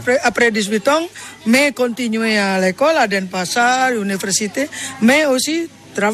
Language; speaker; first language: French; non-native, learner; Balinese